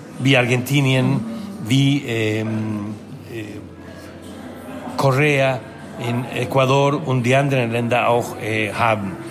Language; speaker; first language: German; non-native, fluent; Spanish